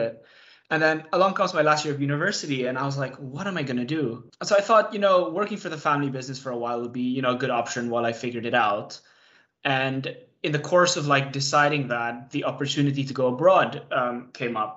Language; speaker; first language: English; non-native, local second language; Cebuano